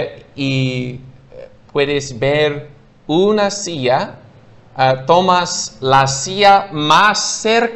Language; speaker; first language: Spanish; non-native, fluent; English